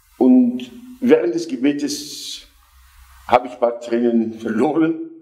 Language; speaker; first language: German; non-native, fluent; Arabic